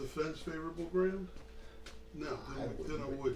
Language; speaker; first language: English; native; English